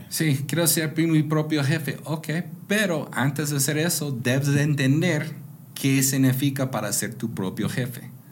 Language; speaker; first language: Spanish; non-native, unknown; English